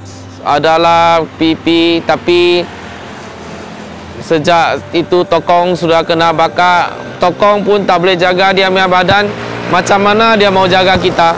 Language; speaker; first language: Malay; non-native, local second language; Min Nan Chinese